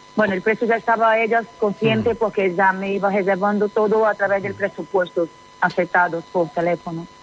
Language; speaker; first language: Spanish; non-native, fluent; Portuguese